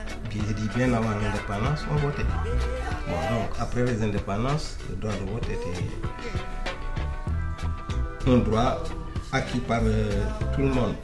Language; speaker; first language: French; non-native, local second language; Wolof